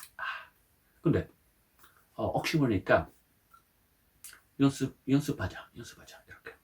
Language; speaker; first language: Korean; non-native, learner; Italian